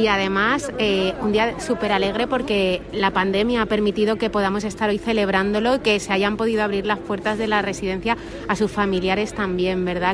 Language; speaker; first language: Spanish; native; Spanish